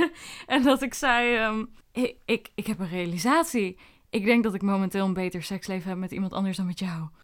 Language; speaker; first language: Dutch; early bilingual, other home language; Indonesian